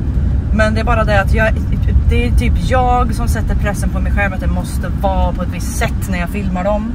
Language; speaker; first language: Swedish; native; Swedish